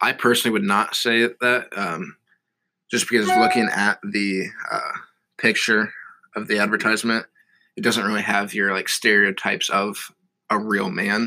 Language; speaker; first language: English; native; English